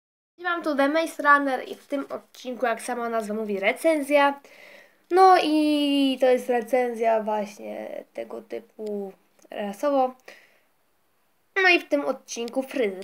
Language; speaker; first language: Polish; native; Polish